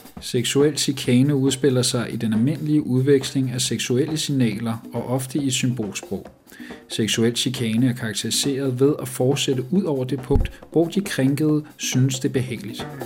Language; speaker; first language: Danish; native; Danish